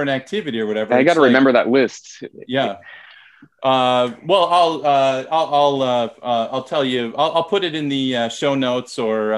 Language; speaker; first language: English; native; English